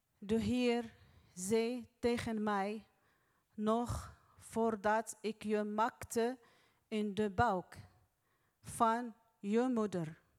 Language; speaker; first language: Dutch; non-native, learner; Arabic